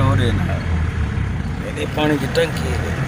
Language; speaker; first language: Hindi; non-native, local second language; Sindhi